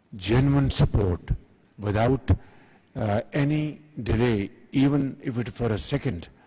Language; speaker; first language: English; non-native, local second language; Urdu